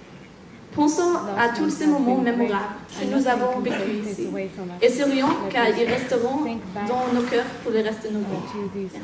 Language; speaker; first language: French; non-native, fluent; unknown